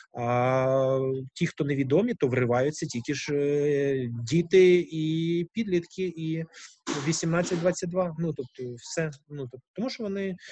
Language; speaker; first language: Ukrainian; non-native, local second language; Russian